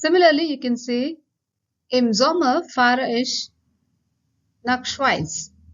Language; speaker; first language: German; non-native, fluent; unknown